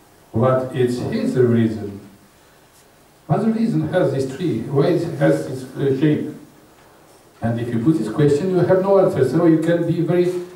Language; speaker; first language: English; non-native, fluent; Romanian